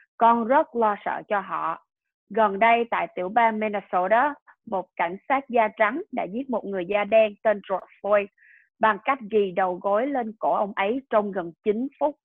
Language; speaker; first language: Vietnamese; early bilingual, heritage; Vietnamese